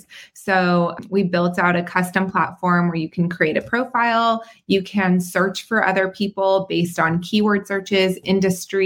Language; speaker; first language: English; native; English